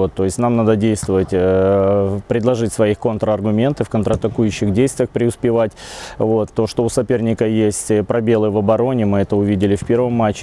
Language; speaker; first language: Russian; native; Russian